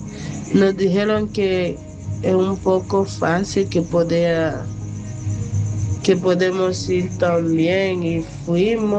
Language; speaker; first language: Spanish; non-native, learner; Haitian Creole